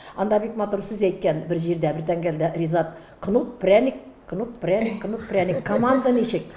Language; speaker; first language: Tatar; native; Tatar